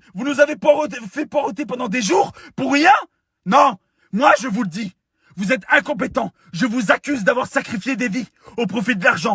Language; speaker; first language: French; native; French